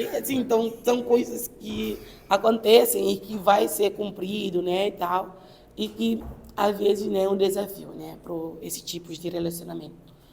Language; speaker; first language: Portuguese; non-native, local second language; Upper Guinea Crioulo